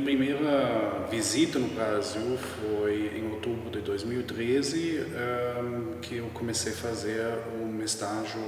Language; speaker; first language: Portuguese; non-native, fluent; German